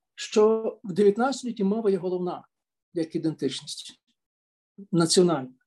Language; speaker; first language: Ukrainian; native; Ukrainian